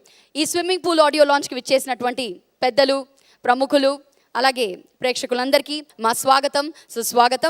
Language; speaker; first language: Telugu; native; Telugu